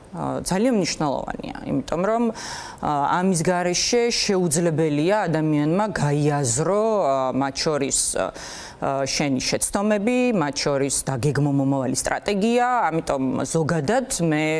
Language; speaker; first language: Georgian; native; Georgian